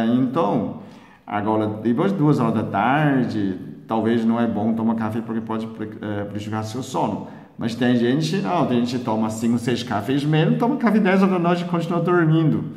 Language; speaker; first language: Portuguese; non-native, fluent; Chinese